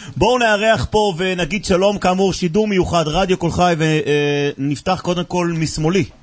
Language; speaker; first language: Hebrew; native; Hebrew